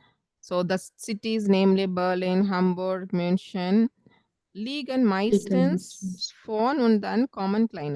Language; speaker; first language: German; non-native, fluent; Tamil